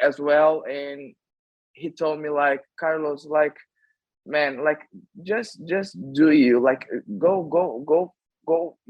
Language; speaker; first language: English; non-native, fluent; Portuguese